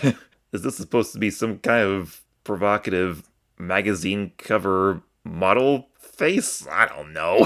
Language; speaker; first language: English; native; English